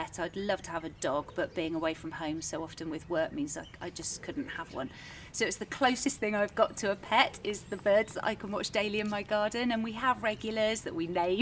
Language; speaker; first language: English; native; English